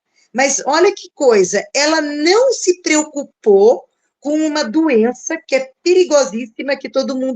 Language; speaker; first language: Portuguese; native; Portuguese